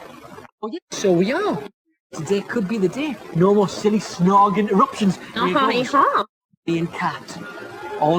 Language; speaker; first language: English; native; English